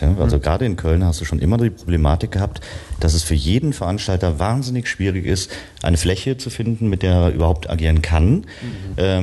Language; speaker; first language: German; native; German